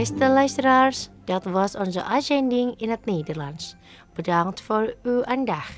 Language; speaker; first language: Dutch; non-native, learner; Indonesian